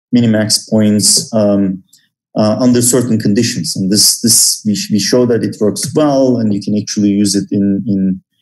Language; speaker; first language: English; non-native, fluent; Turkish